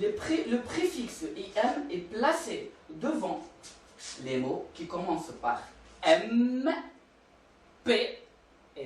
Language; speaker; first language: French; non-native, local second language; Arabic